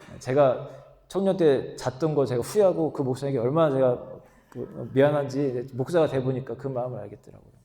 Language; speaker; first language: Korean; native; Korean